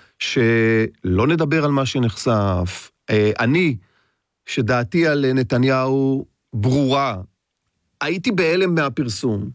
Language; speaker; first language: Hebrew; native; Hebrew